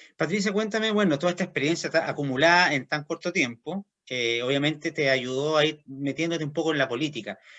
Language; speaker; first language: Spanish; native; Spanish